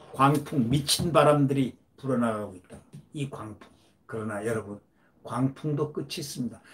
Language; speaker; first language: Korean; native; Korean